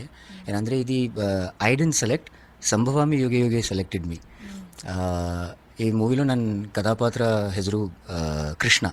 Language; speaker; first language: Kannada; non-native, learner; Malayalam